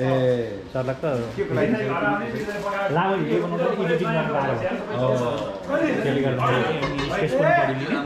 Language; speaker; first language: Nepali; native; Nepali